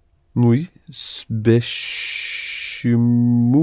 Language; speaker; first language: Russian; non-native, learner; English